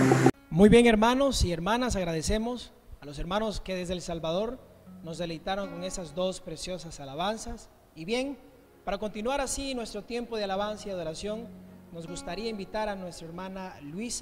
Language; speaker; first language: Spanish; native; Spanish